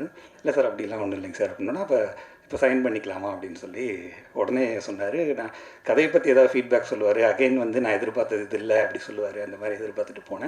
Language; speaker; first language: Tamil; native; Tamil